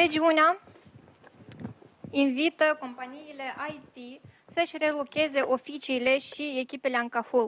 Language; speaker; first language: Romanian; native; Romanian